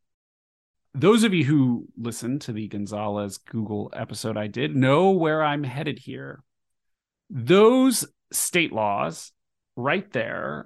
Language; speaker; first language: English; native; English